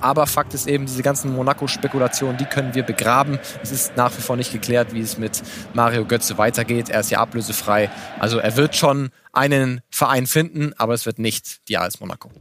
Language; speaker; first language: German; native; German